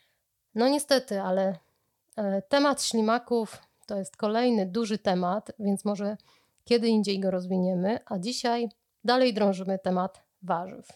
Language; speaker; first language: Polish; native; Polish